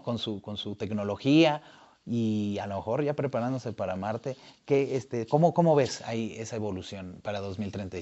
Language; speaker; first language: Spanish; native; Spanish